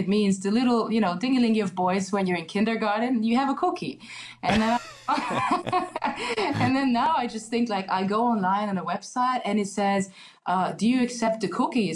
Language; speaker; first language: English; non-native, fluent; Hungarian